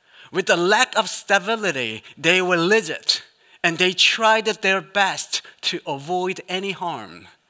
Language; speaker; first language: English; non-native, fluent; Korean